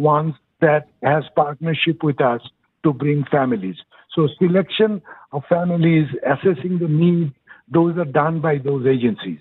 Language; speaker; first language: English; non-native, local second language; Bangla